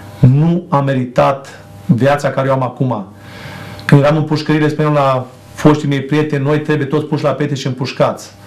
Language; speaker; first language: Romanian; native; Romanian